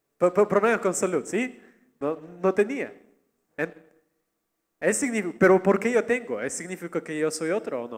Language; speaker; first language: Spanish; non-native, learner; Russian